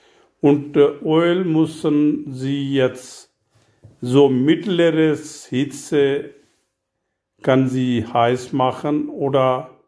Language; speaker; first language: German; non-native, learner; Urdu